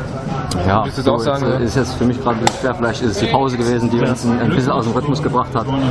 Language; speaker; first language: German; native; German